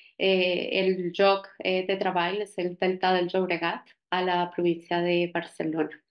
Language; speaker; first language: Catalan; non-native, fluent; Spanish